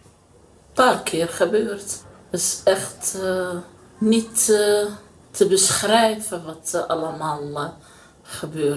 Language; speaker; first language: Dutch; non-native, learner; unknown